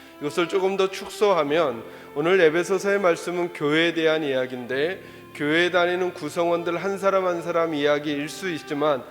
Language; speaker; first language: Korean; native; Korean